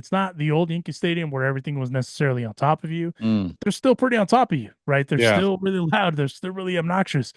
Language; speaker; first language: English; native; English